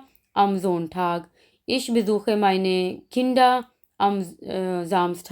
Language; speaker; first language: German; non-native, learner; Urdu